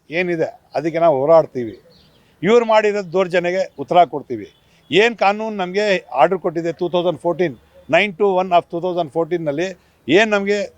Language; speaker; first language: Kannada; non-native, local second language; Urdu